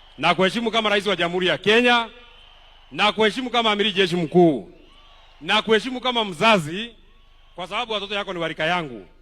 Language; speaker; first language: Swahili; non-native, local second language; Kikuyu